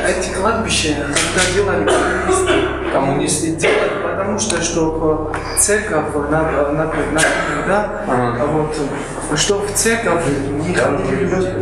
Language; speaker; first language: Russian; non-native, fluent; Georgian